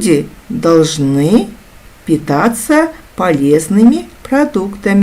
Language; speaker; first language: Russian; non-native, local second language; Kazakh